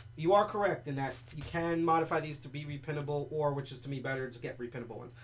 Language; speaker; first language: English; native; English